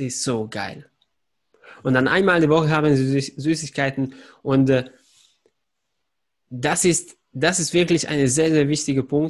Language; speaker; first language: German; non-native, fluent; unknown